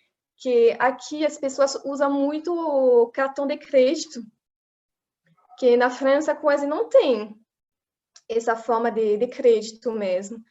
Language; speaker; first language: Portuguese; non-native, fluent; French